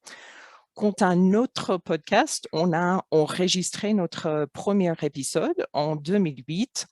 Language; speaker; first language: French; non-native, fluent; English